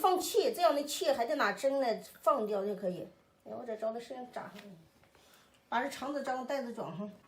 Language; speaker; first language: Chinese; native; Chinese